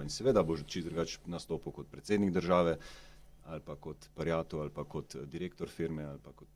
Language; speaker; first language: Slovenian; native; Slovenian